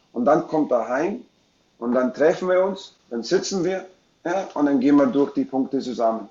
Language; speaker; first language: German; non-native, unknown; English